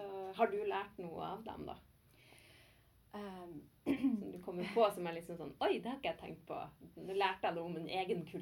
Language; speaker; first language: Norwegian; native; Norwegian